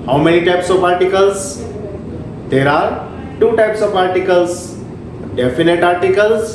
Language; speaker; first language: English; non-native, local second language; Gujarati